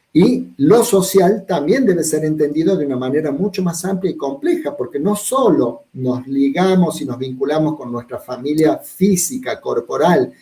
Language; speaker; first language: Spanish; native; Spanish